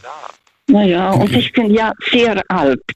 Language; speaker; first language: German; non-native, fluent; Russian